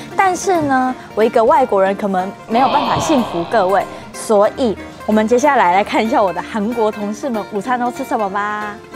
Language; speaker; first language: Chinese; native; Chinese